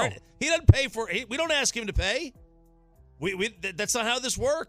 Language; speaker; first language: English; native; English